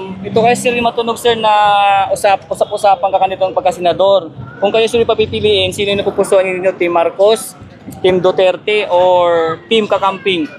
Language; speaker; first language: Filipino; native; Filipino